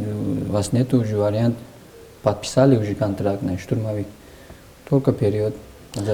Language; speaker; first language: Russian; non-native, local second language; Uzbek